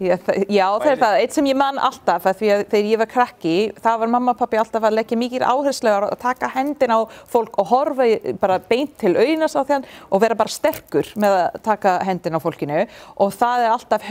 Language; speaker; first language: Icelandic; non-native, fluent; English